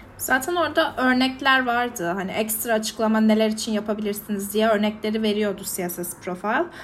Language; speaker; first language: Turkish; native; Turkish